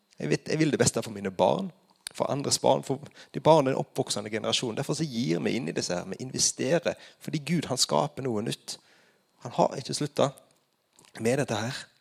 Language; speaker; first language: Norwegian; native; Norwegian